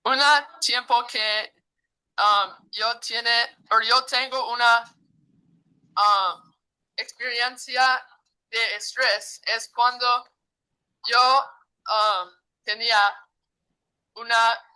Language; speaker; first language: Spanish; non-native, learner; English